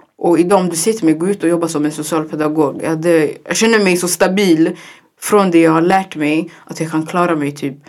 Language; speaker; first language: Swedish; early bilingual, other home language; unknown